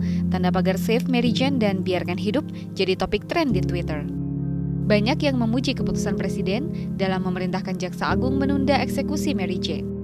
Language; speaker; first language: Indonesian; native; Indonesian